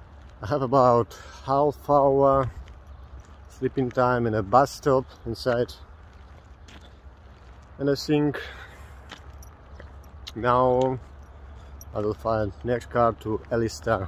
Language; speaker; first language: English; non-native, learner; Russian